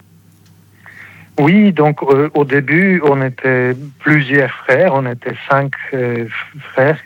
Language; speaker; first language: French; non-native, fluent; Polish